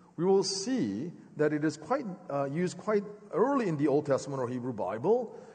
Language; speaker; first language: English; native; English